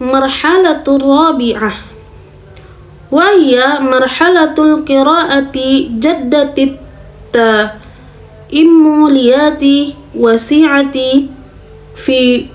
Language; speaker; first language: Arabic; non-native, learner; Indonesian